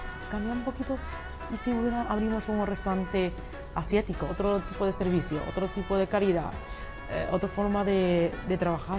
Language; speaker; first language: Spanish; non-native, learner; Chinese